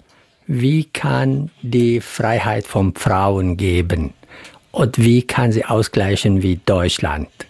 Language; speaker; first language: German; non-native, learner; Central Kurdish